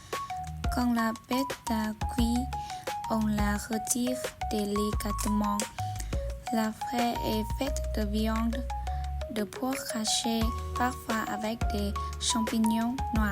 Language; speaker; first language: French; non-native, learner; Vietnamese